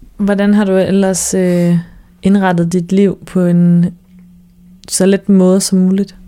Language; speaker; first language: Danish; native; Danish